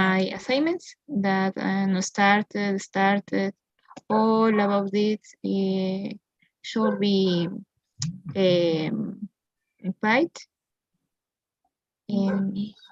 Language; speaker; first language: English; non-native, learner; Spanish